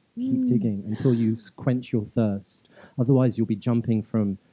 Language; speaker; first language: English; native; English